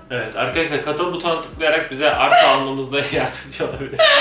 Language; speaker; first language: Turkish; native; Turkish